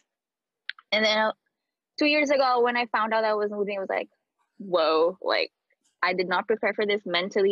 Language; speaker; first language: English; non-native, local second language; Filipino